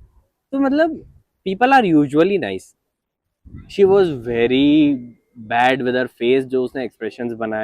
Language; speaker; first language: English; non-native, local second language; Hindi